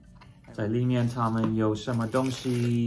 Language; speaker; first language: Chinese; non-native, fluent; English